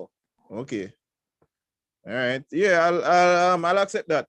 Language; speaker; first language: English; native; English